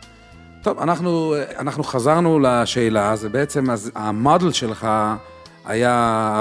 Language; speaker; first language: Hebrew; native; Hebrew